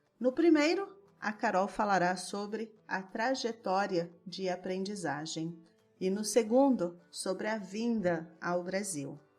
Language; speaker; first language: Portuguese; native; Portuguese